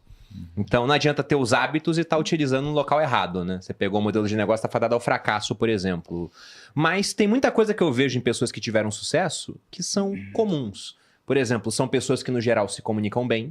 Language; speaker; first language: Portuguese; native; Portuguese